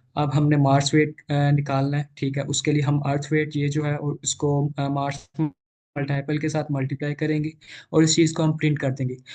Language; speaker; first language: Urdu; non-native, local second language; Punjabi